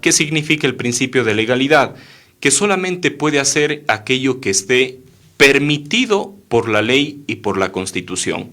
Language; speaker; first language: Spanish; native; Spanish